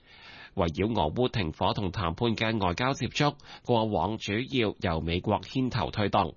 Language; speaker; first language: Cantonese; native; Cantonese